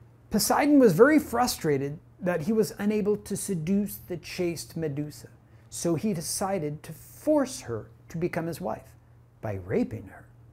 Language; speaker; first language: English; native; English